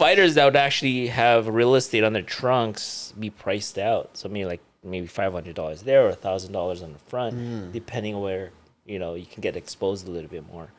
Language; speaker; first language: English; early bilingual, other home language; Iloko